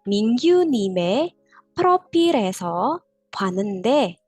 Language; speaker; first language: Korean; non-native, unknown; Indonesian